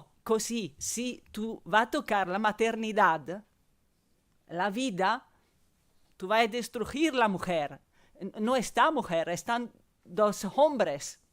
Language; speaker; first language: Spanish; non-native, fluent; Italian